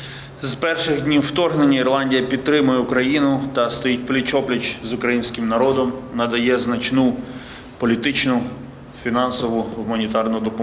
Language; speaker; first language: Ukrainian; native; Ukrainian